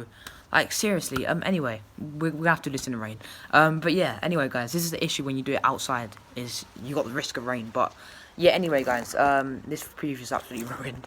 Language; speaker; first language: English; native; English